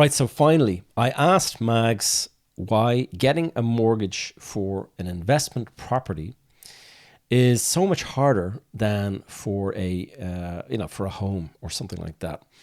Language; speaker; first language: English; native; English